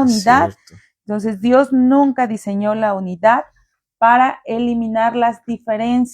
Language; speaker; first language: Spanish; native; Spanish